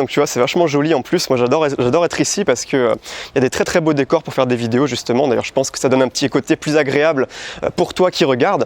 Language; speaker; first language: French; native; French